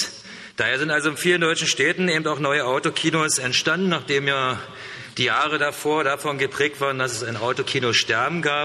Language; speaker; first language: German; native; German